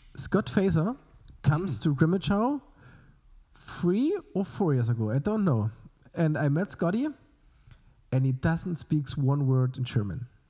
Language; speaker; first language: English; non-native, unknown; German